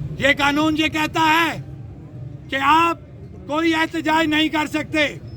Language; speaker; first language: Urdu; non-native, local second language; Punjabi